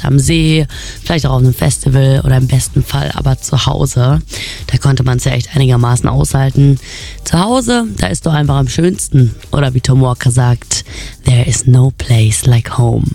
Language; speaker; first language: German; native; German